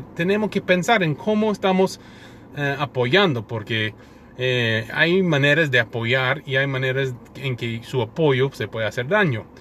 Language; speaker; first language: Spanish; non-native, fluent; English